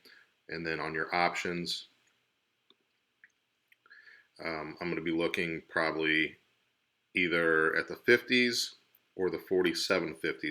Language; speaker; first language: English; native; English